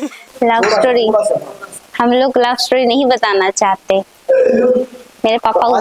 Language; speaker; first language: Hindi; non-native, local second language; Bangla